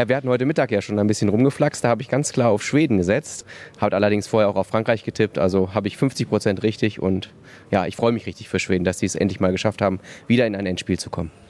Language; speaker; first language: German; native; German